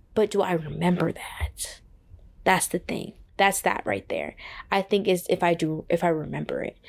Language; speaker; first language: English; native; English